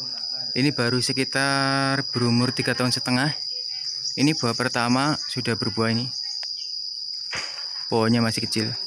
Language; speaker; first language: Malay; non-native, local second language; Javanese